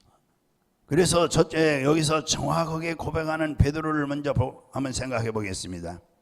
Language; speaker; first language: Korean; native; Korean